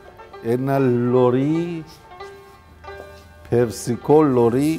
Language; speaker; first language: Greek; non-native, learner; Persian